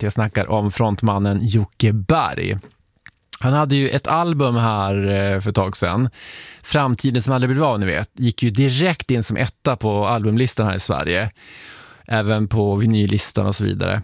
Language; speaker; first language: Swedish; native; Swedish